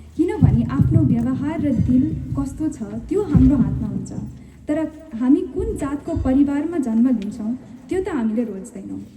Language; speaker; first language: Nepali; early bilingual, heritage; Nepali